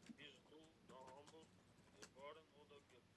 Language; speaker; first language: German; non-native, learner; Macedonian